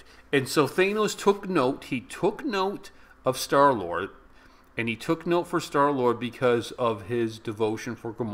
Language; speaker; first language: English; native; English